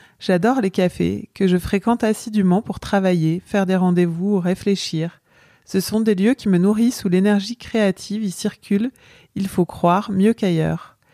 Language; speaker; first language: French; native; French